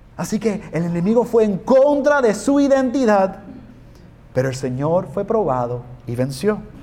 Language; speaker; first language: Spanish; non-native, fluent; English